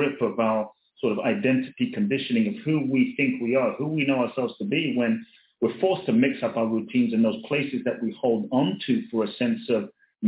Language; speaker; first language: English; native; English